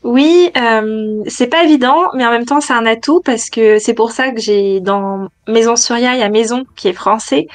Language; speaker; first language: French; native; French